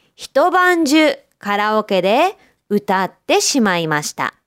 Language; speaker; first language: Japanese; native; Japanese